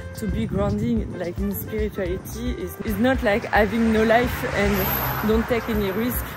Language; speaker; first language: English; non-native, fluent; French